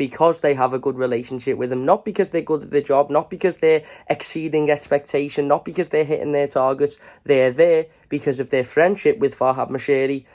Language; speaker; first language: English; native; English